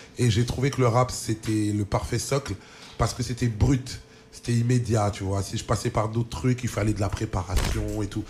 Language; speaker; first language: French; early bilingual, other home language; Lingala